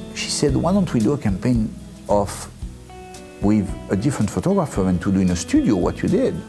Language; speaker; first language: English; non-native, fluent; French